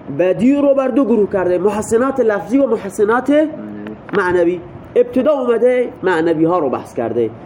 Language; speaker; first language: Persian; non-native, local second language; Baluchi